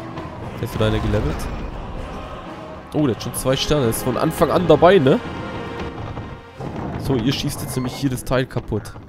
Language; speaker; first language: German; native; German